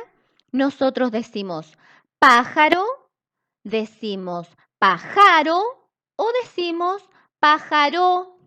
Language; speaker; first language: Spanish; native; Spanish